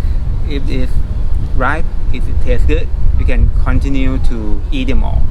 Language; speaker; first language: English; non-native, fluent; Thai